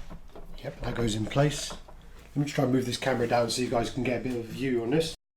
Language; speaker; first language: English; native; English